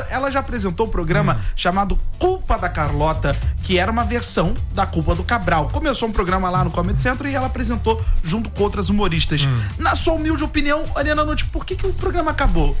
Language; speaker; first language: Portuguese; native; Portuguese